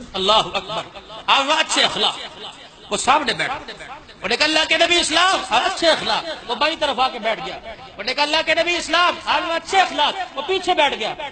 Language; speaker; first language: Urdu; non-native, local second language; Punjabi